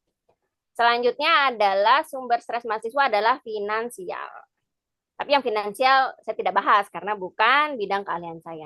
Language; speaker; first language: Indonesian; native; Indonesian